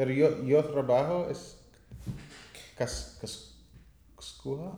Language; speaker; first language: Spanish; non-native, learner; English